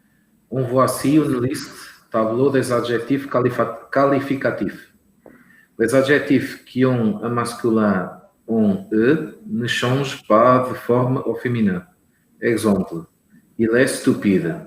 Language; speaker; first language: French; non-native, learner; Portuguese